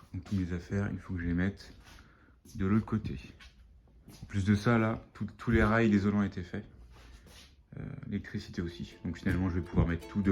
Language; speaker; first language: French; native; French